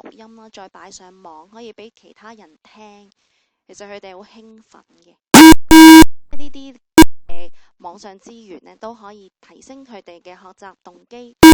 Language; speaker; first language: Cantonese; native; Cantonese